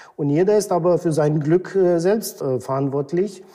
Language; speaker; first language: German; non-native, fluent; Romanian